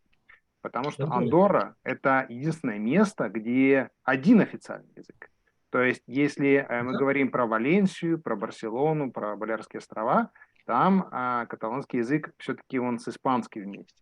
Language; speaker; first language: Russian; native; Russian